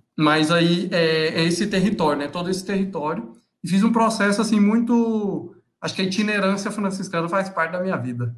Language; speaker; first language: Portuguese; native; Portuguese